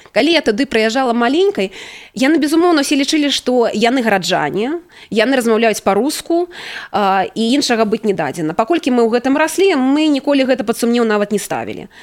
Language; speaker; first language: Belarusian; native; Belarusian